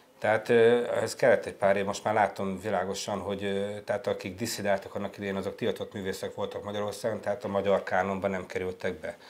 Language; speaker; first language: Hungarian; native; Hungarian